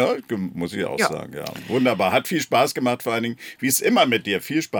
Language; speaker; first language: German; native; German